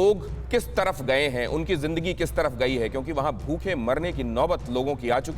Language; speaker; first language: Hindi; native; Hindi